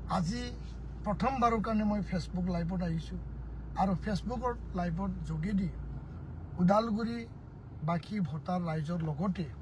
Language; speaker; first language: Assamese; non-native, local second language; Bodo